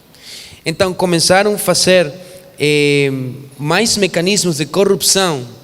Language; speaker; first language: Portuguese; non-native, fluent; Spanish